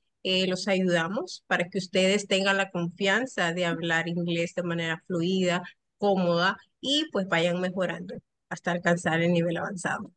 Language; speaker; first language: Spanish; early bilingual, other home language; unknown